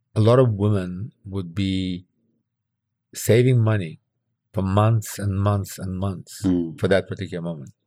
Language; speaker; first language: English; early bilingual, other home language; Russian